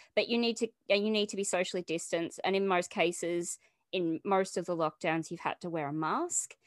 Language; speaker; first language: English; native; English